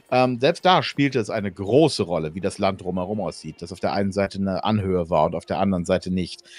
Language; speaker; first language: German; native; German